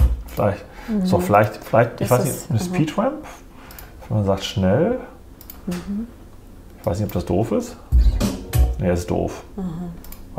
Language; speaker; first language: German; native; German